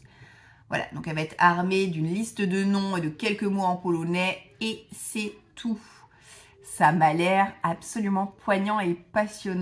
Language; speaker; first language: French; native; French